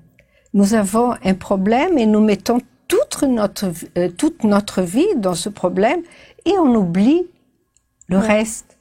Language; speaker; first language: French; non-native, fluent; Portuguese